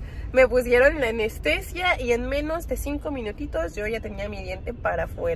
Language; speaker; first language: Spanish; native; Spanish